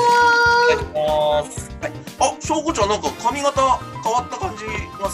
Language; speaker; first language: Japanese; native; Japanese